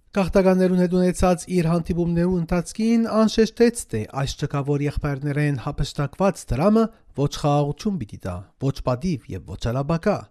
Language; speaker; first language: Armenian; native; Armenian